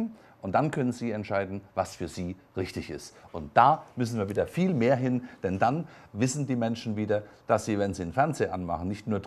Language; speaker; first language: German; native; German